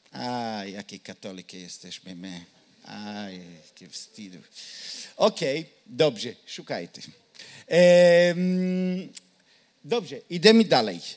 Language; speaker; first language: Polish; non-native, learner; Hebrew